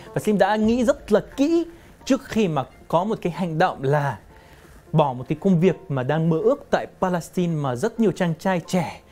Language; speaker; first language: Vietnamese; non-native, fluent; Arabic